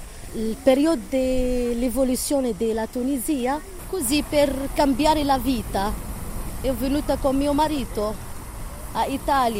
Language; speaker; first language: Italian; non-native, learner; Arabic